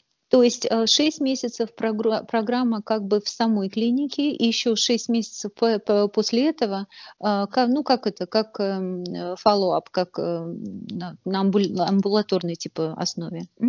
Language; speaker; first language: Russian; native; Russian